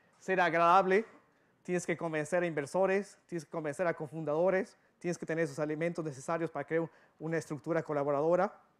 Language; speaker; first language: Spanish; early bilingual, heritage; Spanish